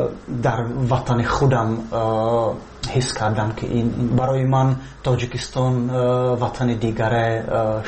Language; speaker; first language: Persian; non-native, fluent; Czech